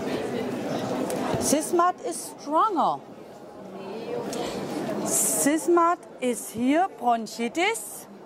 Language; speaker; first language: English; non-native, learner; German